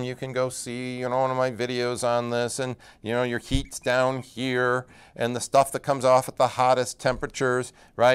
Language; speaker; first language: English; native; English